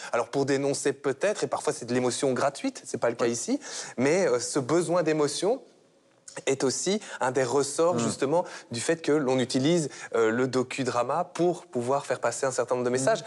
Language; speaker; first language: French; native; French